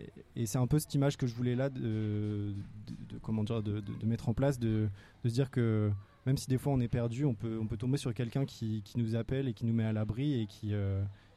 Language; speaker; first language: French; native; French